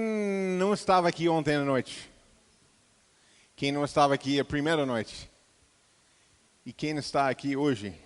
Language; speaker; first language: Portuguese; non-native, fluent; English